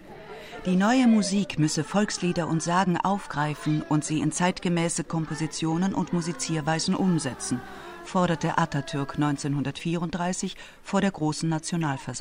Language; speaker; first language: German; native; German